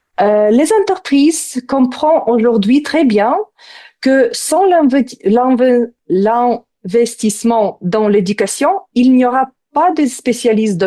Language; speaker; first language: French; non-native, fluent; Ukrainian